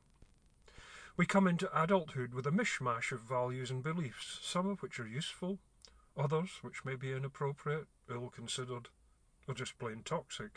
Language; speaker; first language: English; native; English